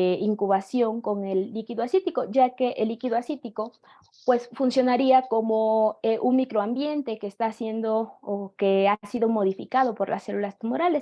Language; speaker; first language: Spanish; native; Spanish